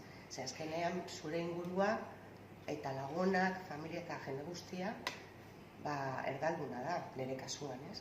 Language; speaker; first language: Basque; non-native, local second language; Spanish